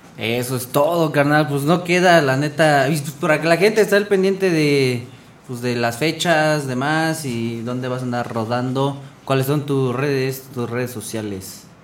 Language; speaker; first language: Spanish; native; Spanish